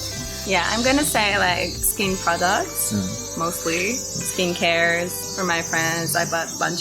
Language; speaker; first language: English; non-native, fluent; Persian